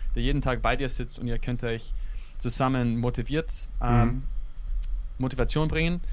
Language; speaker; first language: German; non-native, fluent; English